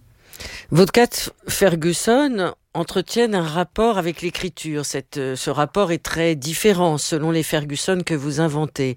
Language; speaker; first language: French; native; French